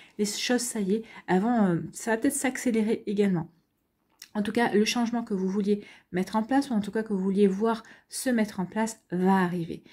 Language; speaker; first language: French; native; French